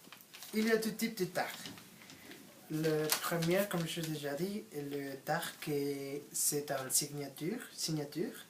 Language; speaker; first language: French; non-native, learner; Spanish